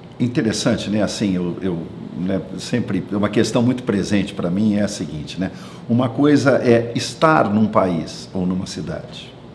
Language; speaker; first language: Portuguese; native; Portuguese